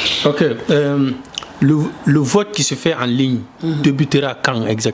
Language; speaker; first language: French; non-native, local second language; Fula